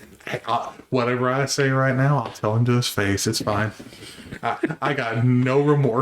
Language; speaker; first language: English; native; English